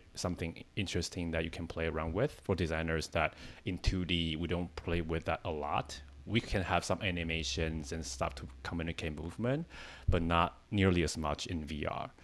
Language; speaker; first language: English; non-native, fluent; Chinese